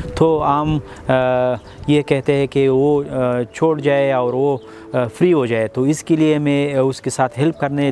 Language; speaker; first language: Hindi; non-native, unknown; Pashto